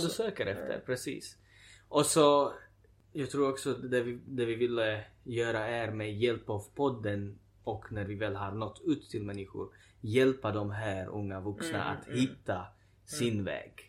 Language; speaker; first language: Swedish; early bilingual, other home language; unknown